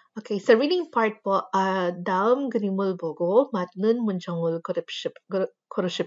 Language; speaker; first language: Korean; non-native, fluent; Filipino